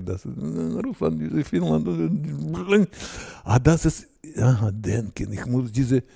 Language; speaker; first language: German; non-native, learner; Russian